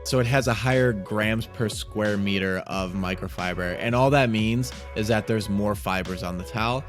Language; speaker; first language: English; native; English